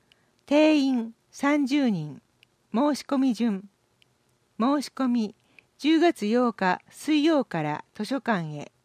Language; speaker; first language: Japanese; native; Japanese